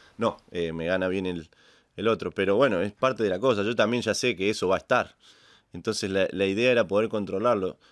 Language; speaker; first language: Spanish; native; Spanish